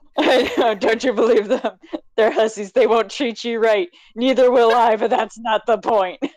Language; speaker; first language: English; native; English